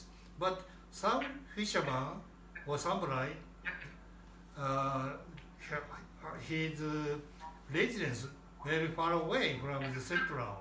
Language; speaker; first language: English; non-native, learner; Japanese